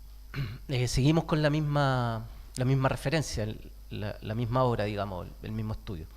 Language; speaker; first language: Spanish; native; Spanish